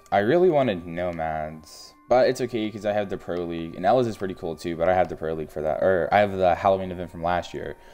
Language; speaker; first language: English; native; English